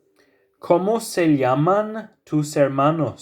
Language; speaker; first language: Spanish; non-native, fluent; English